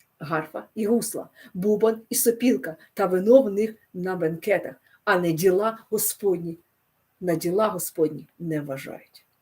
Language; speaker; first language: Ukrainian; non-native, local second language; Russian